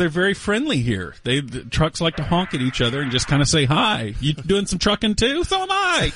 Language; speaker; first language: English; native; English